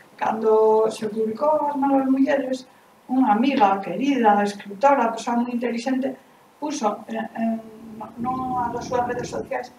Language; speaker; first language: Galician; non-native, local second language; Spanish